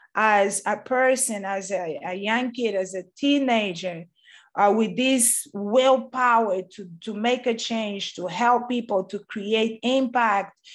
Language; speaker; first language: English; non-native, fluent; Portuguese